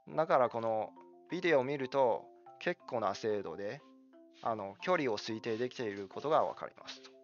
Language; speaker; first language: Japanese; non-native, fluent; Chinese